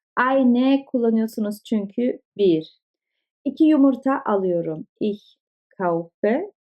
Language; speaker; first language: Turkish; early bilingual, heritage; Turkish